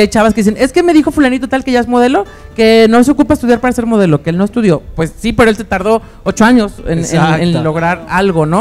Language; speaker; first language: Spanish; native; Spanish